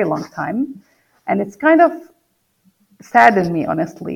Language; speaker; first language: English; non-native, fluent; Arabic